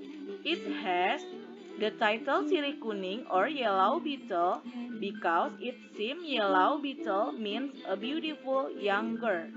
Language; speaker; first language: English; non-native, fluent; Indonesian